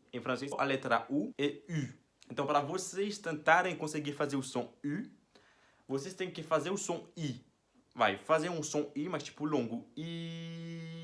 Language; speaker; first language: Portuguese; non-native, fluent; French